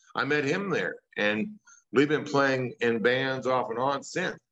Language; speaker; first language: English; native; English